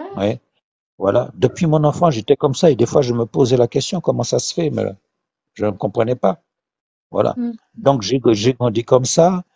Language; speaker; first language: French; non-native, local second language; Haitian Creole